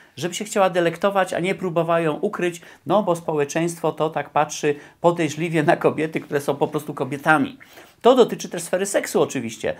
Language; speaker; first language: Polish; native; Polish